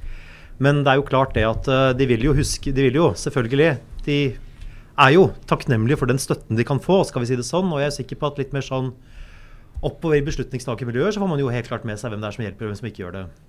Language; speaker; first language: Norwegian; native; Norwegian